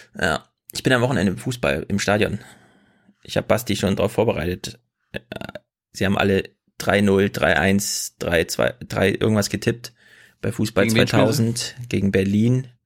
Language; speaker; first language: German; native; German